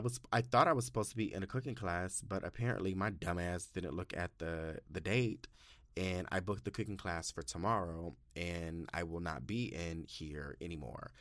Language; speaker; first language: English; native; English